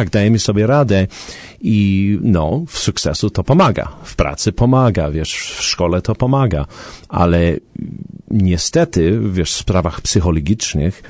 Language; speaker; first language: Polish; early bilingual, heritage; Polish